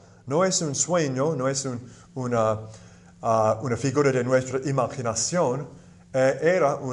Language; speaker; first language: Spanish; non-native, fluent; English